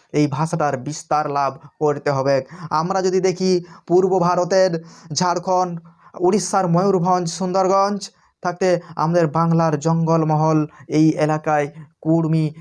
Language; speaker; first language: Bangla; non-native, local second language; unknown